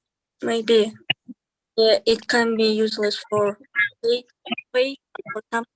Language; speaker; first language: English; non-native, learner; Kazakh